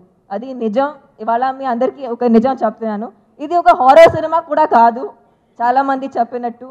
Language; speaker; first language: Telugu; non-native, fluent; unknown